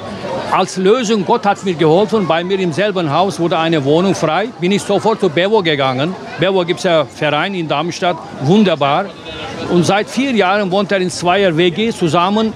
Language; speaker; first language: German; non-native, fluent; Turkish